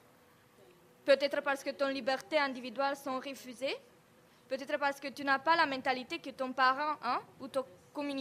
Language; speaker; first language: French; non-native, fluent; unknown